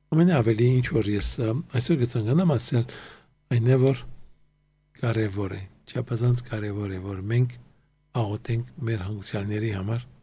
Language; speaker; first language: Armenian; early bilingual, heritage; Armenian